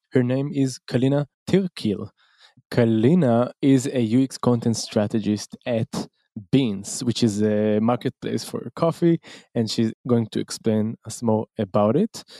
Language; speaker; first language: English; non-native, fluent; Hebrew